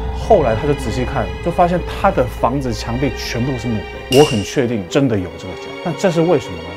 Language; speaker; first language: Chinese; non-native, fluent; Korean